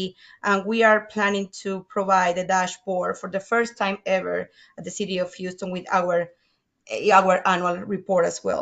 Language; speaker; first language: English; non-native, fluent; Spanish